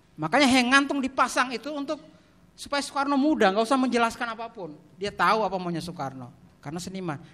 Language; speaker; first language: Indonesian; native; Indonesian